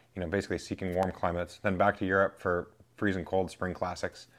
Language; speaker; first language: English; native; English